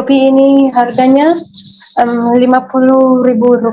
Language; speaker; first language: Indonesian; non-native, learner; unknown